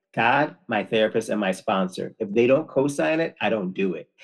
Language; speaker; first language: English; native; English